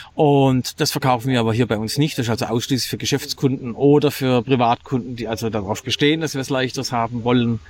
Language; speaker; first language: German; native; German